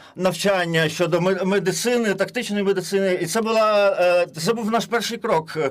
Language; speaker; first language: Ukrainian; non-native, learner; German